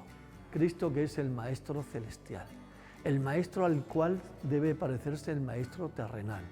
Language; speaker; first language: Spanish; native; Spanish